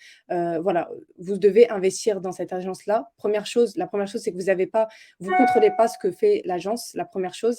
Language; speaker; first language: French; native; French